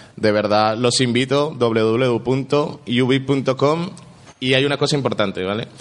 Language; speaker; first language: Spanish; native; Spanish